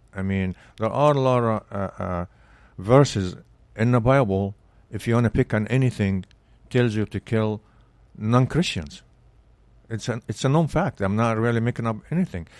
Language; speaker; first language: English; non-native, fluent; Arabic